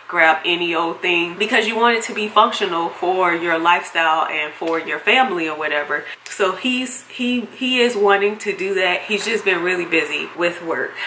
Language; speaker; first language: English; native; English